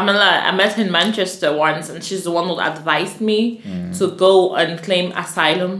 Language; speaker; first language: English; native; English